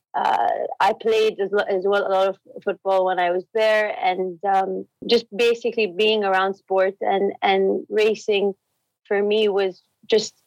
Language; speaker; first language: English; non-native, fluent; Arabic